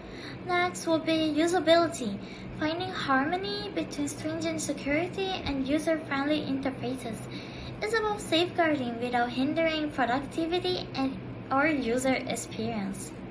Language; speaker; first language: English; non-native, local second language; Malay